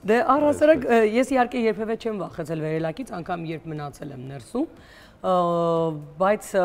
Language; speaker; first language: Armenian; native; Armenian